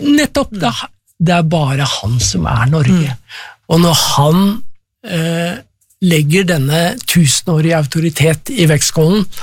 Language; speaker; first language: Norwegian; native; Norwegian